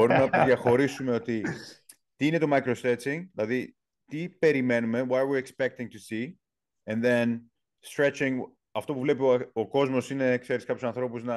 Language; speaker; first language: Greek; native; Greek